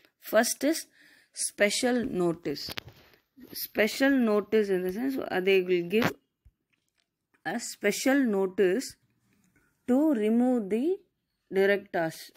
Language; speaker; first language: English; non-native, local second language; Tamil